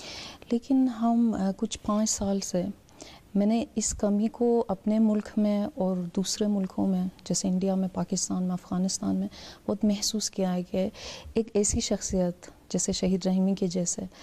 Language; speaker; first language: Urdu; non-native, fluent; Persian